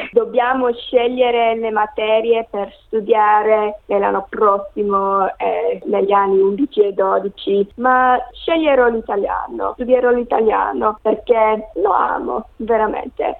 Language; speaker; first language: Italian; non-native, learner; English